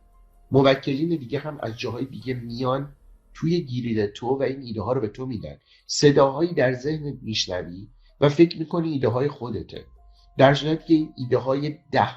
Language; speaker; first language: Persian; native; Persian